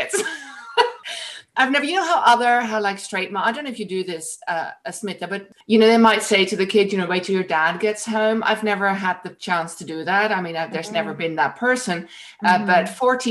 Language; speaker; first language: English; non-native, fluent; Dutch